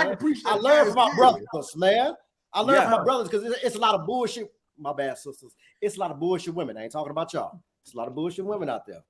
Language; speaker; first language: English; native; English